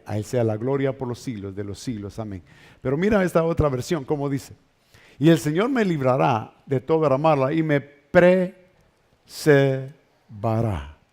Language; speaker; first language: Spanish; native; Spanish